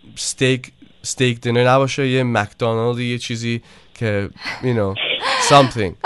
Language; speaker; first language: English; early bilingual, other home language; Persian